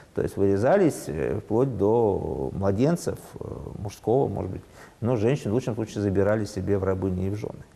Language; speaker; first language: Russian; non-native, local second language; Udmurt